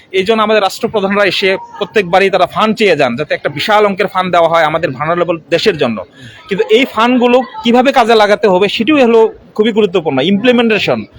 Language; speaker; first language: Bangla; non-native, local second language; Chakma